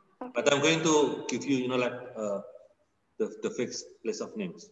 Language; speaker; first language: English; non-native, fluent; Indonesian